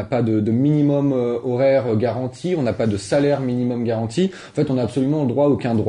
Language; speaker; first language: French; native; French